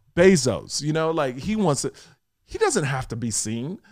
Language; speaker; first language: English; native; English